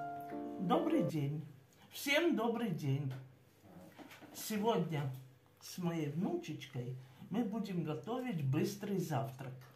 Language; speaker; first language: Russian; native; Russian